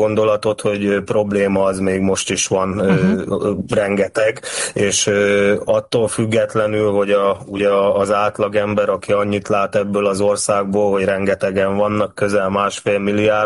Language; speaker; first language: Hungarian; native; Hungarian